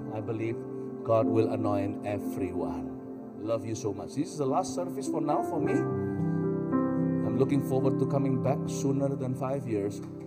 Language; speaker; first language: English; non-native, fluent; Indonesian